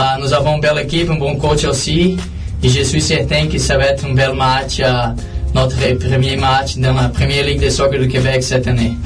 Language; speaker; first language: French; non-native, learner; Portuguese